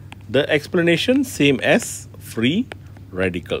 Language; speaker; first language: English; non-native, local second language; Malay